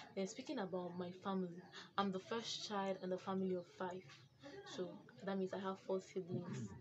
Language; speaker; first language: English; non-native, local second language; Igbo